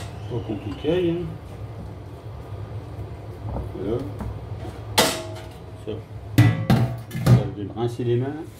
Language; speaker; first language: French; native; French